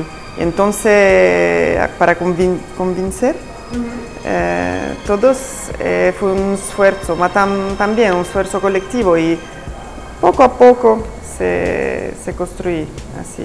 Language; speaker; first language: Spanish; non-native, fluent; Italian